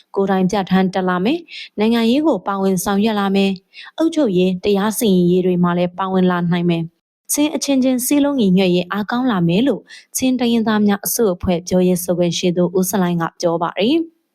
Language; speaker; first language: Burmese; non-native, local second language; Hakha Chin